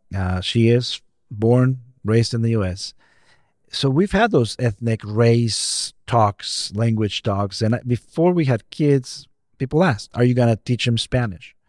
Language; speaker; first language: English; non-native, fluent; Spanish